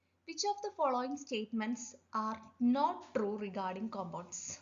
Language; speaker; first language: English; non-native, local second language; Malayalam